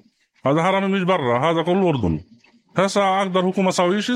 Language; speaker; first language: Arabic; non-native, learner; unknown